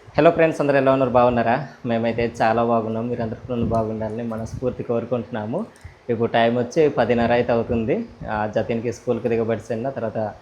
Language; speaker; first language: Telugu; non-native, local second language; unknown